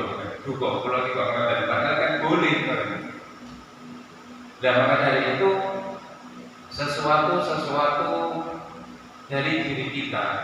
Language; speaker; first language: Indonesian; non-native, local second language; Javanese